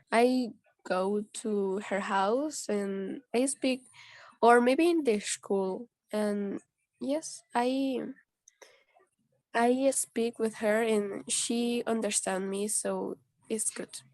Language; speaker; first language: English; non-native, learner; Spanish